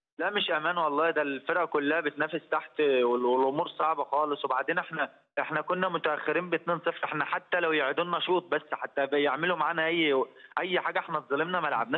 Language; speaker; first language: Arabic; native; Arabic